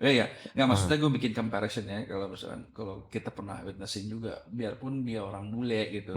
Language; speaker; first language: Indonesian; native; Indonesian